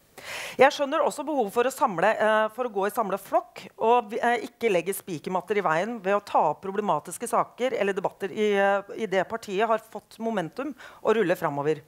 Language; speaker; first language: Norwegian; native; Norwegian